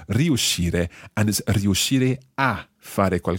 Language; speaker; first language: Italian; non-native, fluent; English